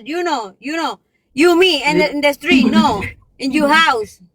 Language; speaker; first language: English; non-native, learner; Spanish